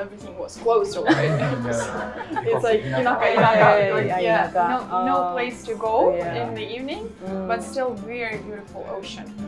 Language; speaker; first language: English; non-native, fluent; Ukrainian